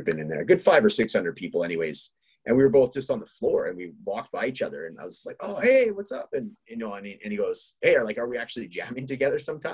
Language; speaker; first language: English; native; English